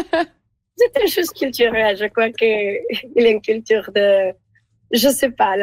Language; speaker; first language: French; non-native, learner; Spanish